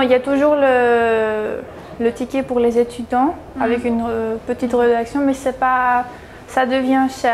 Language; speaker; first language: French; early bilingual, heritage; French